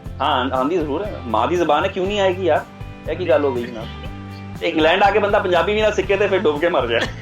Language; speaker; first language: Urdu; non-native, local second language; Punjabi